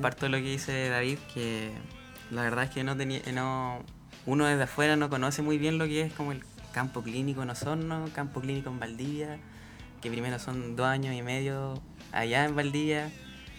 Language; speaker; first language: Spanish; native; Spanish